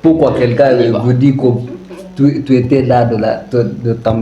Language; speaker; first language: French; non-native, learner; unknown